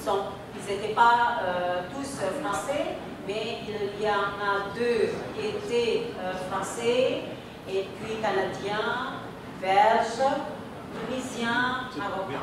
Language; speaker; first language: French; non-native, fluent; Indonesian